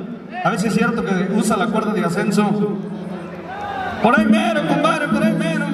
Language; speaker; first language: Spanish; native; Spanish